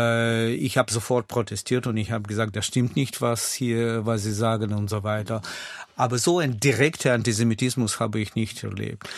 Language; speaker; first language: German; non-native, fluent; Russian